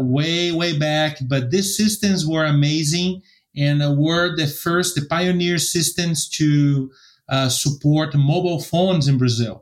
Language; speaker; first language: English; non-native, fluent; Portuguese